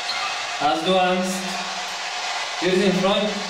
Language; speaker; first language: German; non-native, learner; Slovak